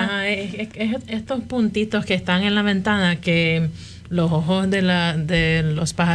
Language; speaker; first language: Spanish; early bilingual, heritage; Spanish